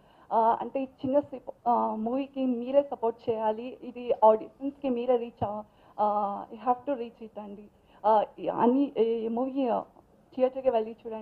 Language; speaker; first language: Telugu; non-native, fluent; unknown